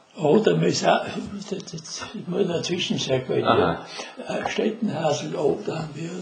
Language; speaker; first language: German; native; German